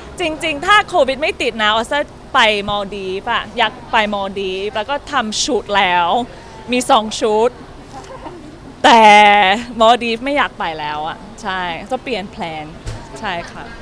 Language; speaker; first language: Thai; non-native, learner; English